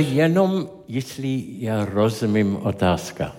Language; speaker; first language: Czech; non-native, learner; English